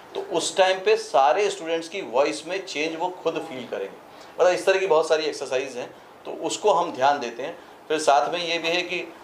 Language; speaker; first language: Hindi; native; Hindi